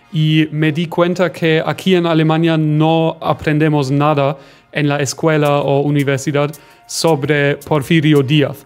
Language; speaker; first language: Spanish; non-native, fluent; German